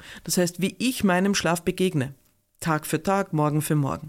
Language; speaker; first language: German; native; German